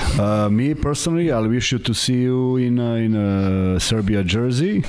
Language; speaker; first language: English; non-native, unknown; Serbian